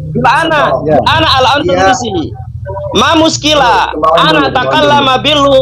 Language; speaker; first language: Arabic; non-native, learner; Indonesian